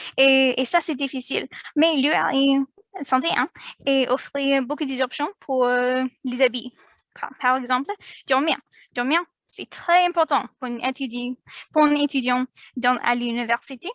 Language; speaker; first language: French; non-native, learner; English